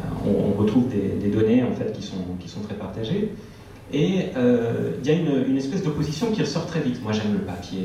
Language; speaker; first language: French; native; French